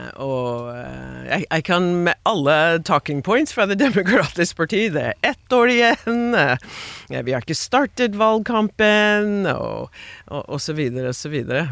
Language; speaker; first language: Norwegian; non-native, fluent; English